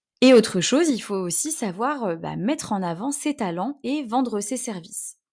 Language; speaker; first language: French; native; French